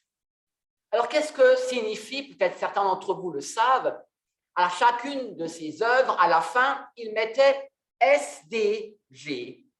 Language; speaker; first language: French; native; French